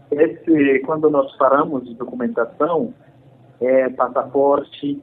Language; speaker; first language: Portuguese; non-native, fluent; Haitian Creole